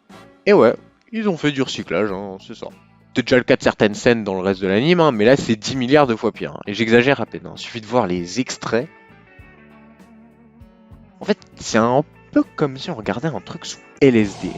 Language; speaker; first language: French; native; French